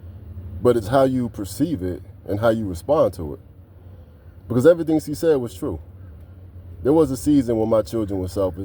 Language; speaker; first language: English; native; English